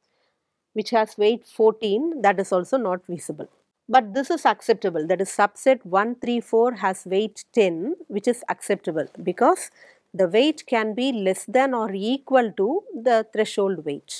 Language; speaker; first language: English; non-native, local second language; Tamil